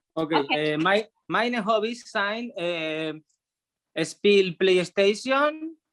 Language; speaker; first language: German; non-native, learner; Spanish